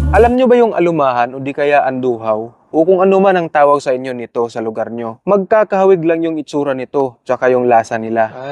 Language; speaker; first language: Filipino; non-native, local second language; Cebuano